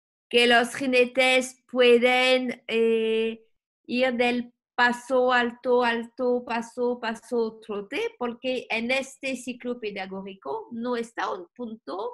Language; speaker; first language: Spanish; non-native, learner; French